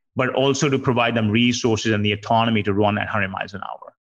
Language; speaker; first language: English; non-native, local second language; Hindi